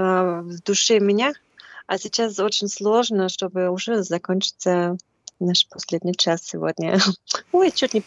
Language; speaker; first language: Russian; non-native, learner; German